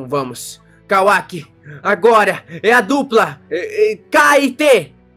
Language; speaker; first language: Portuguese; native; Portuguese